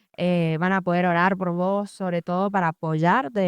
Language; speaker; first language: Spanish; native; Spanish